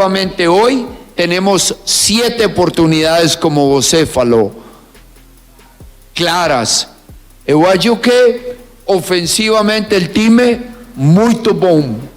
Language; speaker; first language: Portuguese; non-native, learner; Spanish